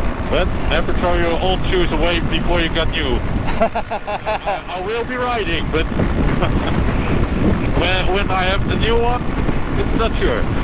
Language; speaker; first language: English; non-native, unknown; Dutch